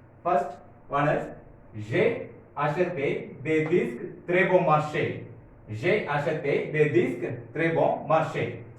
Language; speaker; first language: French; non-native, fluent; Tamil